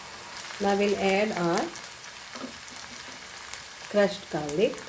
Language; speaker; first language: English; non-native, local second language; Konkani